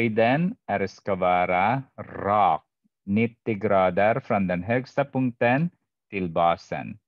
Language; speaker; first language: Swedish; non-native, fluent; Arabic